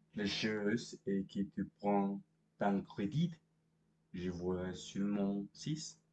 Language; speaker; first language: French; non-native, learner; Spanish